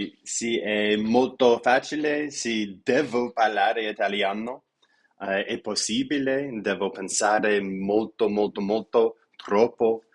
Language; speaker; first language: Italian; non-native, learner; English